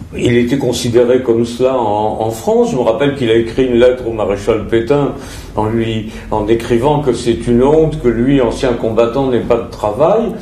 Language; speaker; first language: French; early bilingual, other home language; Russian